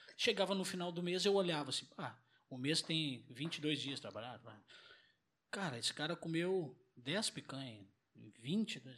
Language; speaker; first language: Portuguese; native; Portuguese